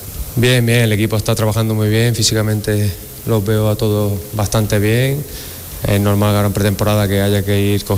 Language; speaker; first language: Spanish; native; Spanish